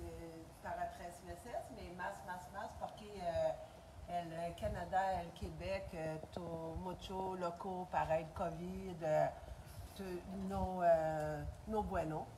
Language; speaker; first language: Spanish; non-native, learner; French